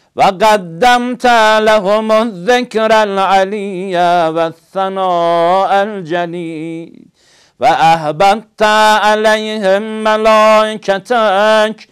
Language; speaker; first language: Arabic; non-native, fluent; Persian